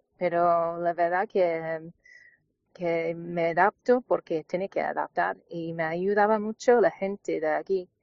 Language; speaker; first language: Spanish; non-native, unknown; English